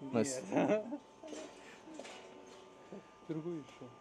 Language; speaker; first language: Russian; non-native, learner; Persian